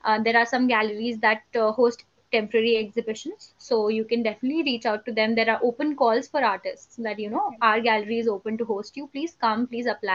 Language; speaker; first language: English; non-native, local second language; Hindi